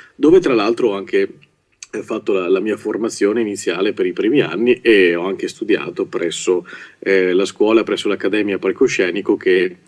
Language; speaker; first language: Italian; native; Italian